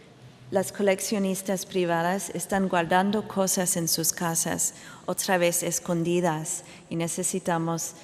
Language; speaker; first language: Spanish; non-native, fluent; English